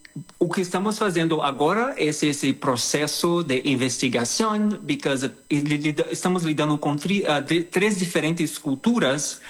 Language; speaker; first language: Portuguese; non-native, learner; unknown